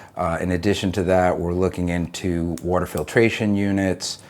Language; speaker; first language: English; native; English